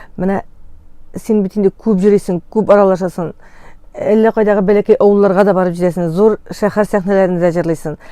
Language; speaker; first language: Tatar; native; Tatar